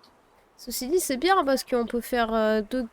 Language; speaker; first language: French; native; French